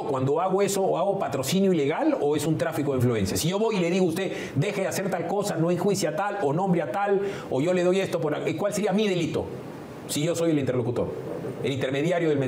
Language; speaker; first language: Spanish; native; Spanish